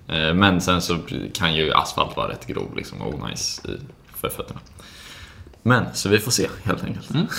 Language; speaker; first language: Swedish; native; Swedish